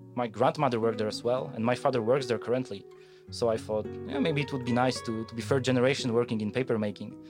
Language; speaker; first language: English; non-native, fluent; Polish